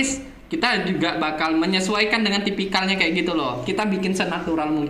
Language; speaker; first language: Indonesian; native; Indonesian